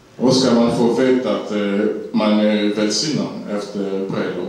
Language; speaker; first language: Swedish; non-native, learner; Lingala